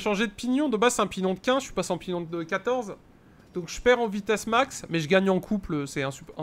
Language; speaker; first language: French; native; French